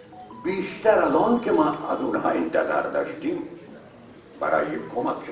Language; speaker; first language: Persian; non-native, fluent; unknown